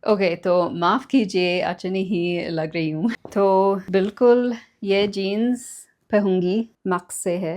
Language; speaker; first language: Hindi; non-native, learner; English